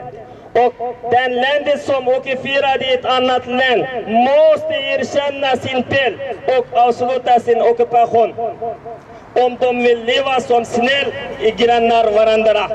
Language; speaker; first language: Swedish; non-native, learner; Uyghur